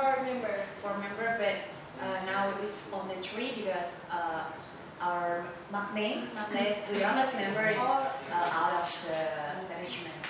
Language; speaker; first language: English; non-native, learner; Indonesian